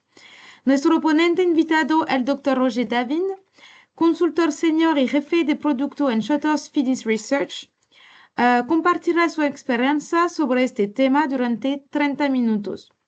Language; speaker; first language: Spanish; non-native, learner; French